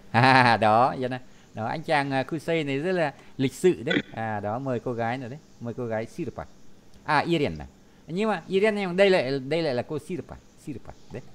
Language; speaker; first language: Vietnamese; native; Vietnamese